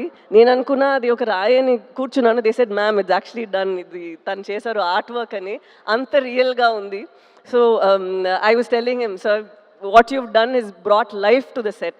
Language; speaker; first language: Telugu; non-native, fluent; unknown